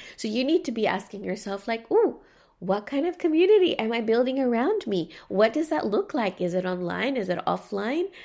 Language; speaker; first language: English; native; English